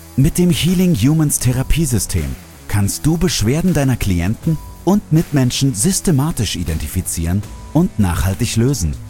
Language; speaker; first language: German; native; German